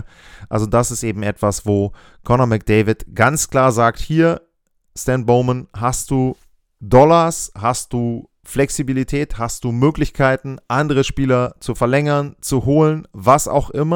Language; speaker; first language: German; native; German